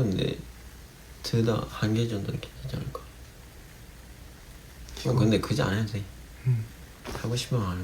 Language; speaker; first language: Korean; non-native, fluent; Japanese